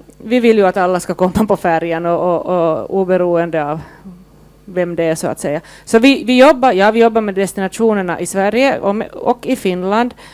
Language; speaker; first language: Swedish; native; Swedish